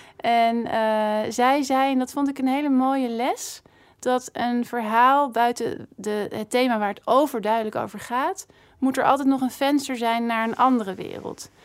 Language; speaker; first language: Dutch; native; Dutch